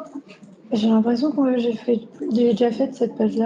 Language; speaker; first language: French; native; French